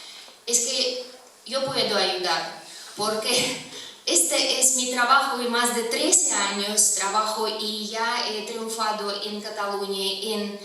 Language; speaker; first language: Spanish; non-native, fluent; Russian